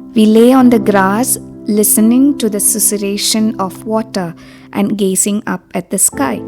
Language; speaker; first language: English; non-native, local second language; Malayalam